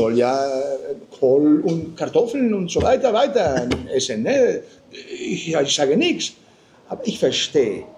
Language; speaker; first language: German; non-native, fluent; Spanish